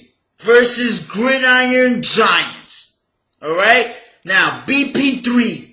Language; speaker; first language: English; native; English